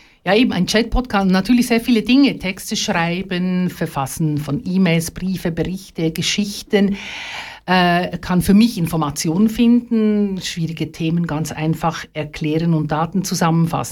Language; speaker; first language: German; native; German